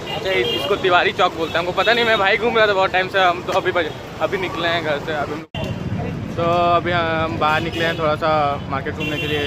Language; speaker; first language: Hindi; native; Hindi